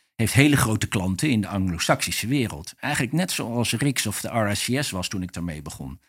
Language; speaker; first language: Dutch; native; Dutch